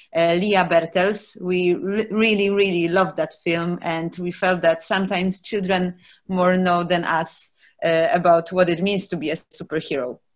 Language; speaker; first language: English; non-native, fluent; Dutch